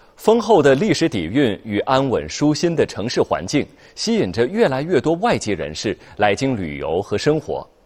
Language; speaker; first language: Chinese; native; Chinese